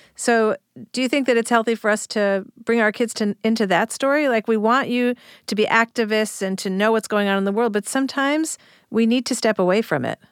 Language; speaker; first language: English; native; English